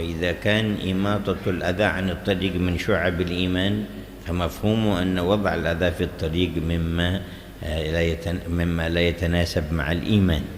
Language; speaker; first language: Arabic; native; Arabic